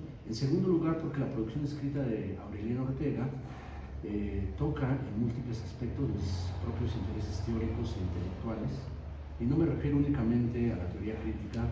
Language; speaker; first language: Spanish; native; Spanish